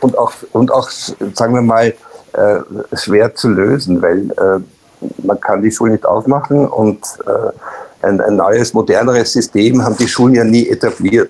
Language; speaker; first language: German; native; German